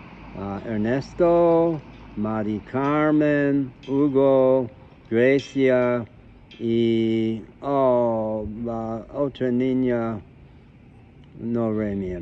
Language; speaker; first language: Spanish; non-native, learner; English